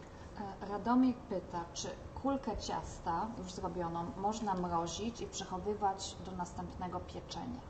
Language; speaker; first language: Polish; native; Polish